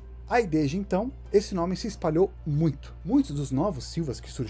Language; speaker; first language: Portuguese; native; Portuguese